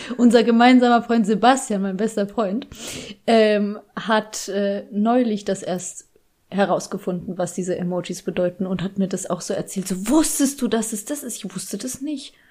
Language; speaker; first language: German; early bilingual, other home language; Polish